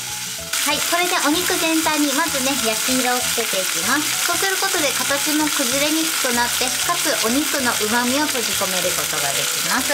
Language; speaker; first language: Japanese; native; Japanese